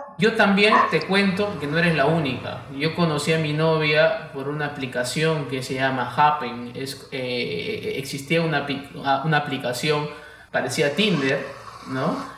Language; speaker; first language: Spanish; native; Spanish